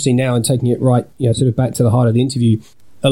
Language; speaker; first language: English; native; English